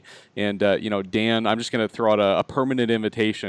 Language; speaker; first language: English; native; English